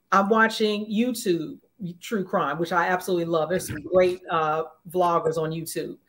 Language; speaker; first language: English; native; English